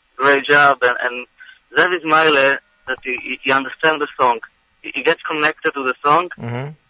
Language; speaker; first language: English; non-native, fluent; Hebrew